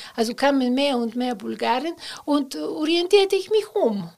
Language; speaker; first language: German; non-native, fluent; Bulgarian